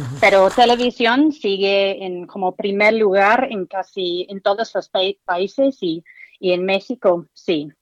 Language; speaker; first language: Spanish; non-native, fluent; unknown